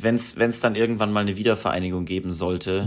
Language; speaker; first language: German; native; German